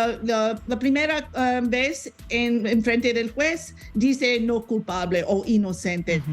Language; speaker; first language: Spanish; non-native, learner; English